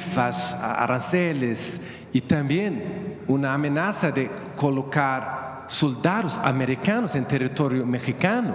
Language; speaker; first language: Spanish; non-native, learner; Swedish